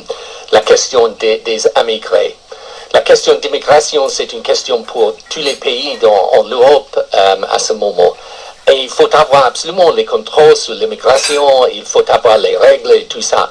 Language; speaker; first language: French; non-native, fluent; English